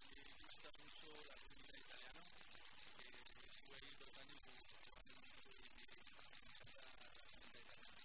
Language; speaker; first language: Spanish; non-native, fluent; Portuguese